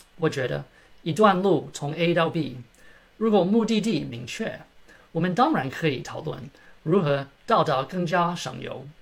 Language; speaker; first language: Chinese; early bilingual, heritage; Chinese